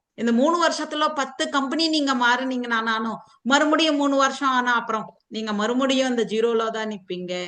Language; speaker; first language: Tamil; non-native, fluent; Telugu